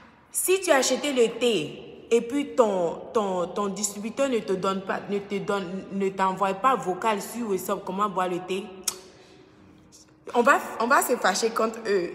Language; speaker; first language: French; non-native, fluent; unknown